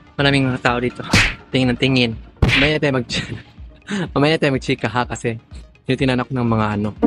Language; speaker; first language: Filipino; non-native, local second language; Cebuano